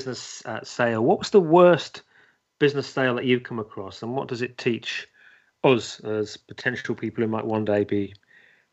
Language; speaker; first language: English; native; English